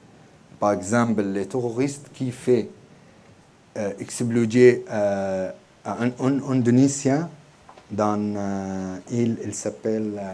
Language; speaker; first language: French; non-native, learner; Arabic